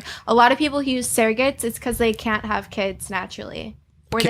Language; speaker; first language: English; native; English